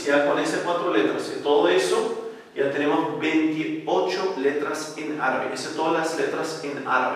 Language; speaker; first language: Spanish; non-native, fluent; Arabic